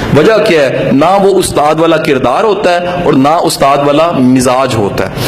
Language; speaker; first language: Urdu; non-native, local second language; Punjabi